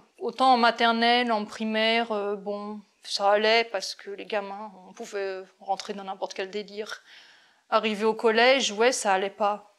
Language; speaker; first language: French; native; French